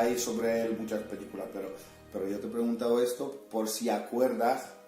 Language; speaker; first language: Spanish; non-native, fluent; Polish